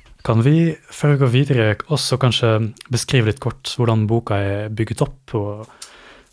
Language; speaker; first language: Norwegian; native; Norwegian